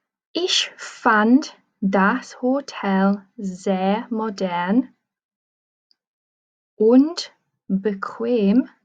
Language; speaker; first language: German; non-native, fluent; English